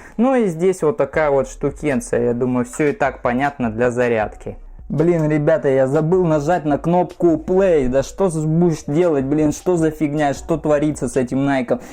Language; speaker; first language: Russian; native; Russian